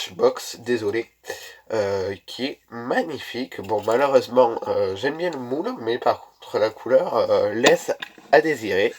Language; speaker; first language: French; native; French